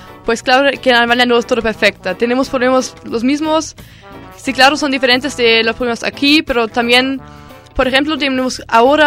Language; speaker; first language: Spanish; non-native, learner; German